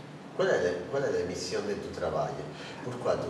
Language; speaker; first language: French; non-native, learner; Italian